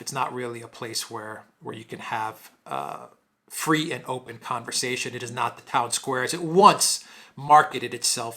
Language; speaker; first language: English; native; English